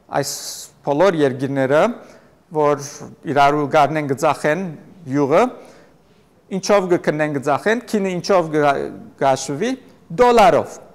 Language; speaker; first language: Armenian; native; Armenian